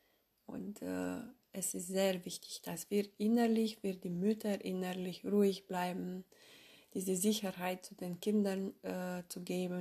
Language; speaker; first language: German; non-native, fluent; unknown